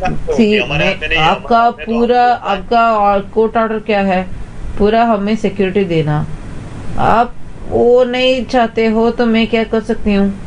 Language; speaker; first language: Hindi; non-native, local second language; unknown